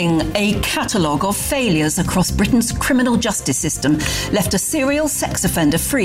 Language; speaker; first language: English; native; English